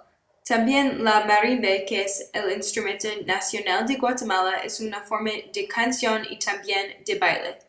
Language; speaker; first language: Spanish; non-native, learner; English